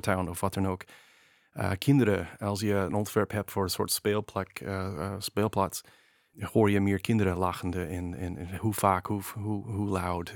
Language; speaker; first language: Dutch; non-native, fluent; English